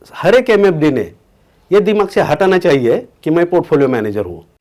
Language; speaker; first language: Hindi; non-native, local second language; Marathi